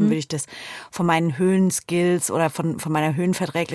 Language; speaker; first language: German; native; German